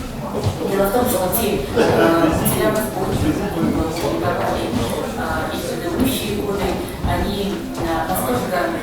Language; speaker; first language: Russian; native; Russian